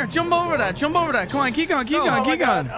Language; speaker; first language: English; native; English